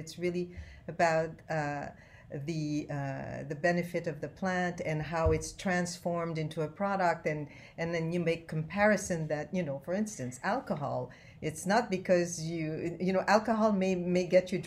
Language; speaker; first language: English; non-native, fluent; French